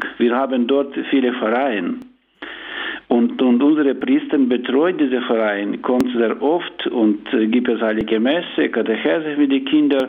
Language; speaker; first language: German; non-native, learner; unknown